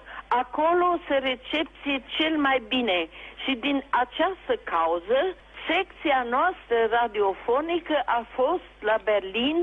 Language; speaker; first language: Romanian; non-native, local second language; German